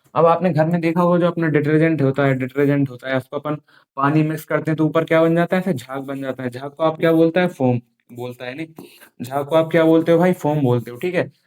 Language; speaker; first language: Hindi; native; Hindi